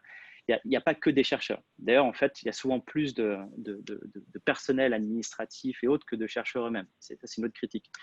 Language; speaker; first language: French; native; French